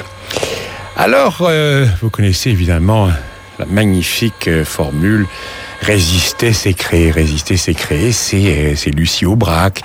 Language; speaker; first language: French; native; French